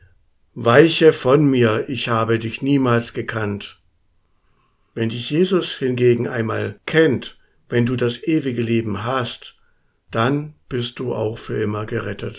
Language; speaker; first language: German; native; German